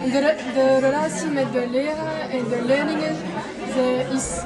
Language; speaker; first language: Dutch; non-native, learner; French